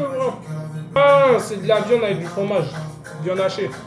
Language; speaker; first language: French; native; French